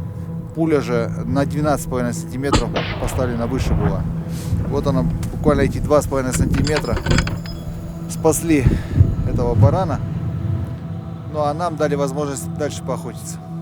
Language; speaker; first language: Russian; native; Russian